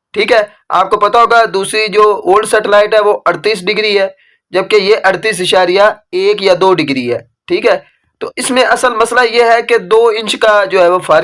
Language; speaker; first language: Urdu; native; Urdu